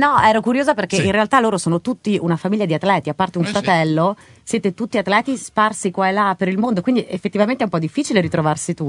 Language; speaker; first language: Italian; native; Italian